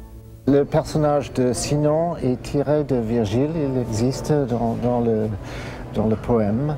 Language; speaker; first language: French; non-native, fluent; English